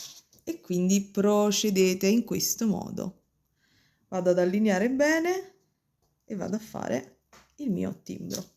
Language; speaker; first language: Italian; native; Italian